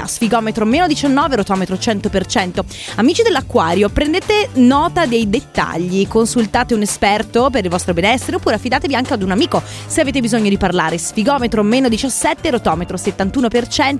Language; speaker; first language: Italian; native; Italian